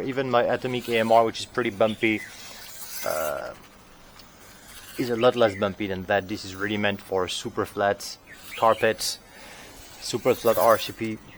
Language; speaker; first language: English; non-native, fluent; French